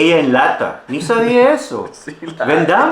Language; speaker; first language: Spanish; non-native, fluent; Filipino